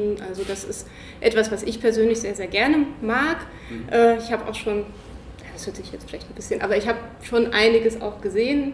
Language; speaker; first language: German; native; German